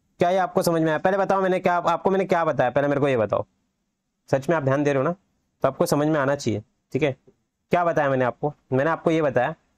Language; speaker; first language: Hindi; native; Hindi